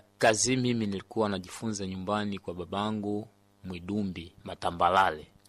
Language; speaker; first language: Swahili; non-native, local second language; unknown